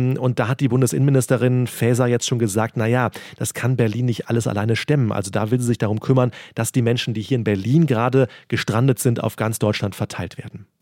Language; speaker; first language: German; native; German